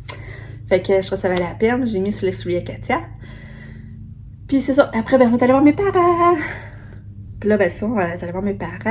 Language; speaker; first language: French; native; French